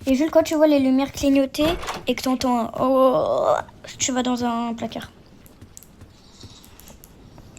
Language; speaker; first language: French; native; French